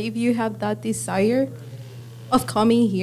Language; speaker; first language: English; non-native, fluent; Spanish